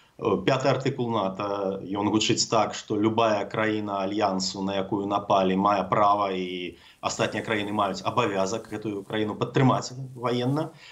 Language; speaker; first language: Belarusian; native; Belarusian